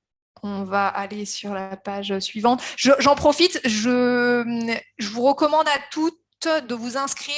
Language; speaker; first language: French; native; French